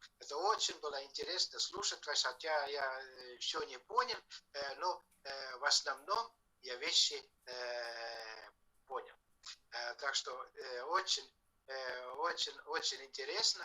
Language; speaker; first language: Russian; non-native, fluent; Estonian